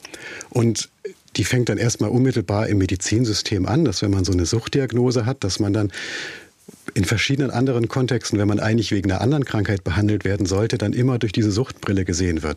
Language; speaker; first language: German; native; German